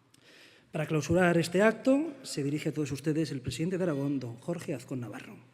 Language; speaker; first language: Spanish; native; Spanish